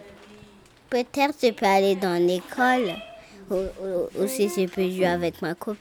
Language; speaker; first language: French; non-native, learner; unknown